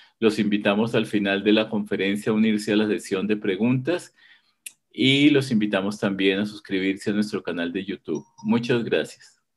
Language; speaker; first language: Spanish; native; Spanish